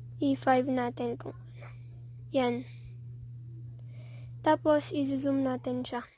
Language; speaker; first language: Filipino; native; Filipino